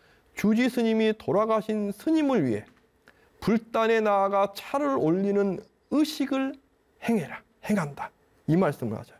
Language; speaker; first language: Korean; native; Korean